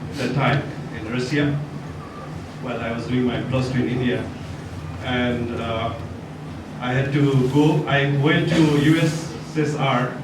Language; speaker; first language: English; non-native, local second language; Nepali